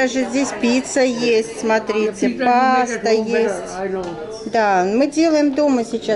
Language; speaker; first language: Russian; native; Russian